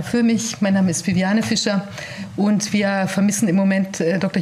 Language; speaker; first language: German; native; German